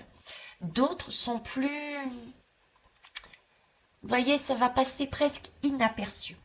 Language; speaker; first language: French; native; French